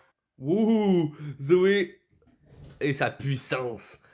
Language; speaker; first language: French; native; French